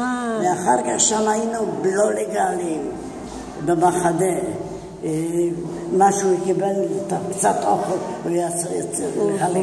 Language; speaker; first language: Hebrew; non-native, fluent; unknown